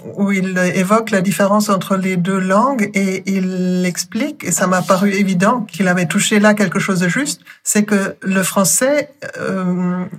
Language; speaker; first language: French; non-native, fluent; German